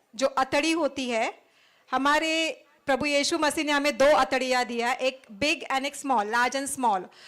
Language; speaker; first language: Hindi; non-native, local second language; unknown